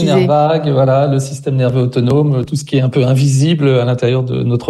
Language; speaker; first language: French; native; French